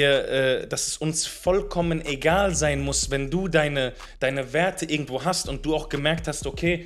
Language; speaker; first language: German; native; German